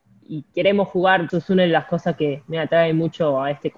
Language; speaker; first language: Spanish; native; Spanish